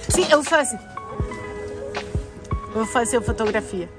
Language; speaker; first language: Portuguese; non-native, learner; French